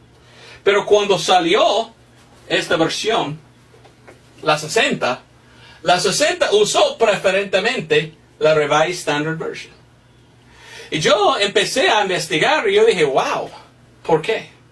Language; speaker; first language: Spanish; non-native, fluent; English